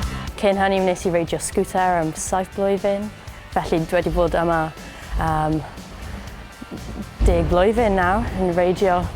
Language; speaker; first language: Welsh; non-native, local second language; English